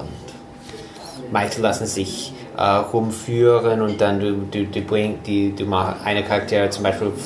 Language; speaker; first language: German; non-native, fluent; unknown